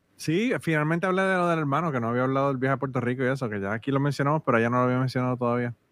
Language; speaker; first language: Spanish; native; Spanish